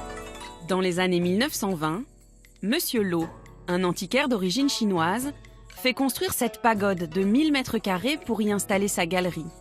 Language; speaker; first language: French; native; French